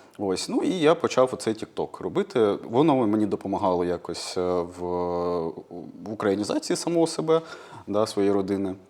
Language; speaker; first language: Ukrainian; non-native, local second language; Russian